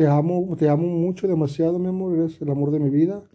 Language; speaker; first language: Spanish; native; Spanish